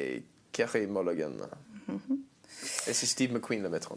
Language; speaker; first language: French; non-native, learner; English